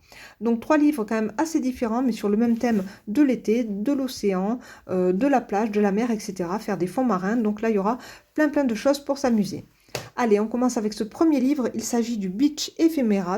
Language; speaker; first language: French; native; French